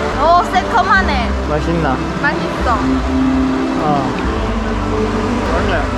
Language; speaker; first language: Korean; non-native, fluent; Khmer